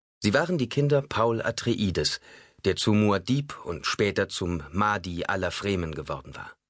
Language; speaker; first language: German; native; German